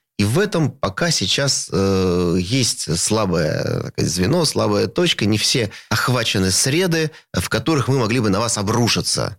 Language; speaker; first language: Russian; native; Russian